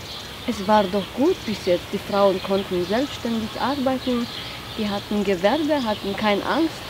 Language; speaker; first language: German; non-native, fluent; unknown